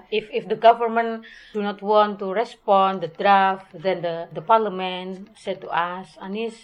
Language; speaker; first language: English; non-native, learner; Indonesian